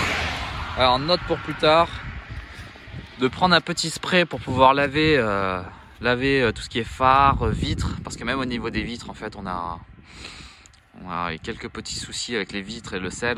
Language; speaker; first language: French; native; French